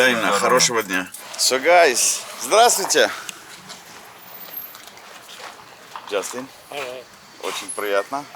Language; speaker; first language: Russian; non-native, learner; English